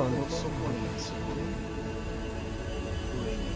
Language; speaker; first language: Japanese; non-native, learner; English